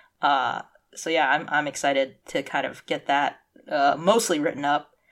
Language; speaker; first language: English; early bilingual, other home language; Cantonese